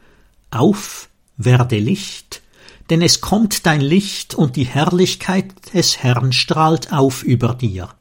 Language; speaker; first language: German; native; German